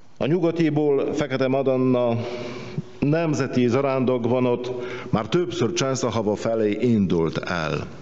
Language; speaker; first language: Hungarian; non-native, fluent; Polish